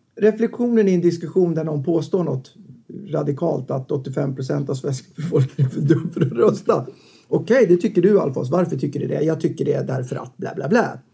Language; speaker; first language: Swedish; native; Swedish